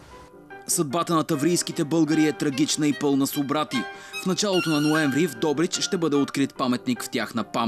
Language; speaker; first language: Bulgarian; native; Bulgarian